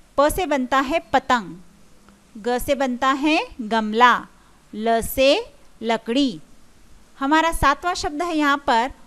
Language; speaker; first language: Hindi; non-native, local second language; Marathi